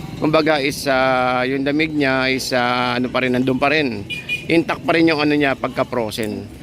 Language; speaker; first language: Filipino; native; Filipino